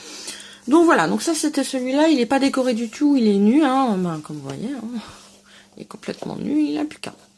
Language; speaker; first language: French; native; French